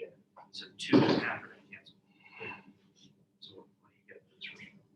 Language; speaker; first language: English; native; English